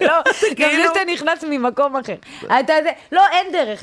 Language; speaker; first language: Hebrew; native; Hebrew